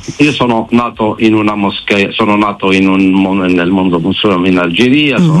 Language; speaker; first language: Italian; non-native, fluent; Arabic